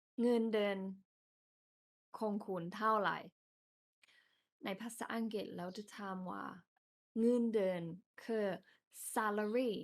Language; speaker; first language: Thai; non-native, fluent; English